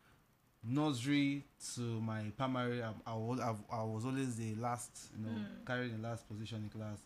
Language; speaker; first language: English; non-native, local second language; Igbo